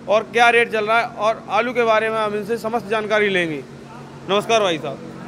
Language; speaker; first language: Hindi; native; Hindi